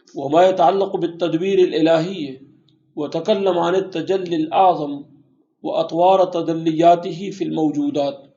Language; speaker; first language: Arabic; non-native, fluent; Urdu